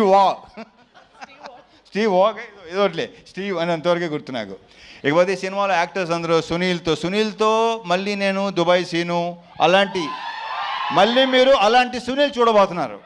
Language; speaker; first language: Telugu; native; Telugu